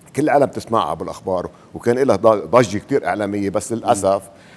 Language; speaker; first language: Arabic; native; Arabic